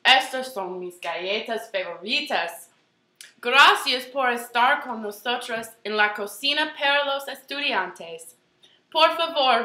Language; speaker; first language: Spanish; non-native, learner; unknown